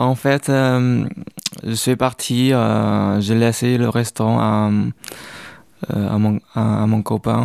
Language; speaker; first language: French; non-native, learner; Chinese